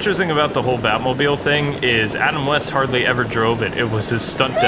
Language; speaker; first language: English; native; English